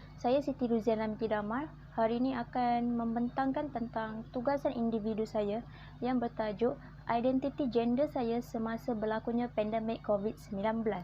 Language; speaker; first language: Malay; native; Malay